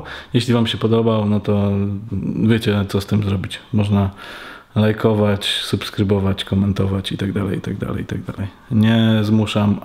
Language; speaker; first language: Polish; native; Polish